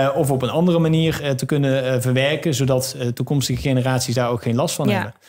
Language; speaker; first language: Dutch; native; Dutch